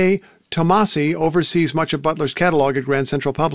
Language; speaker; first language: English; native; English